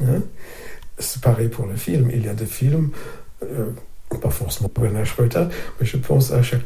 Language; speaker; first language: French; non-native, fluent; German